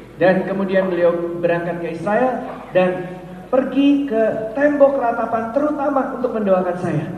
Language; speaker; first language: Indonesian; native; Indonesian